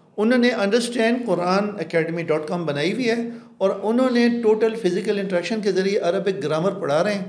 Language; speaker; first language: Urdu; non-native, local second language; Pashto